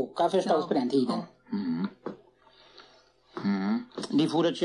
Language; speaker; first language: Swedish; native; Swedish